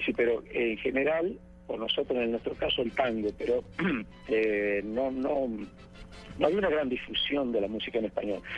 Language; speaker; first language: Spanish; native; Spanish